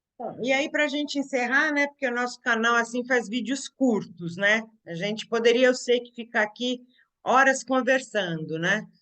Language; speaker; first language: Portuguese; native; Portuguese